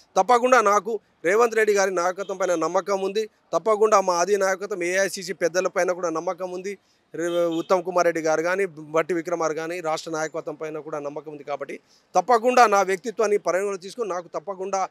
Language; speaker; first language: Telugu; non-native, local second language; Lambadi